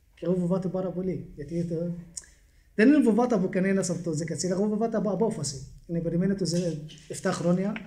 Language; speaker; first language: Greek; non-native, learner; Arabic